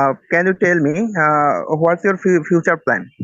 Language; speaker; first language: English; non-native, learner; Bangla